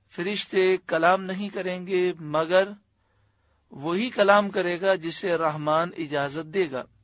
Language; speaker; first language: Urdu; native; Urdu